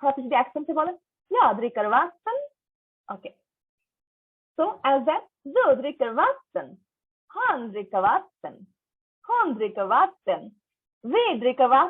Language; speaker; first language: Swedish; non-native, learner; Bangla